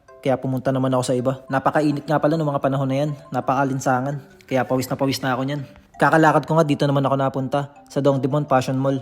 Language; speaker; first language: Filipino; native; Filipino